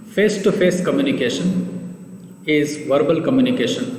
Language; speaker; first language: English; non-native, local second language; Kannada